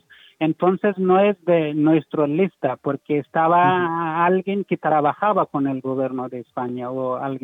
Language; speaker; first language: Spanish; non-native, learner; Persian